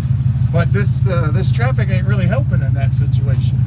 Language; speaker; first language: English; native; English